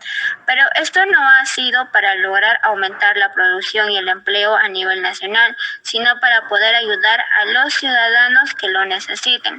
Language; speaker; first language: Spanish; native; Spanish